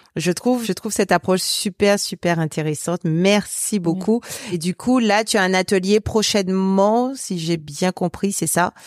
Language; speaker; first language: French; native; French